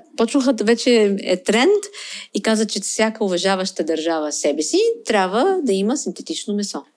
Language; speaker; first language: Bulgarian; non-native, fluent; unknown